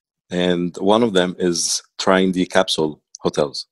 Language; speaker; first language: English; non-native, fluent; Arabic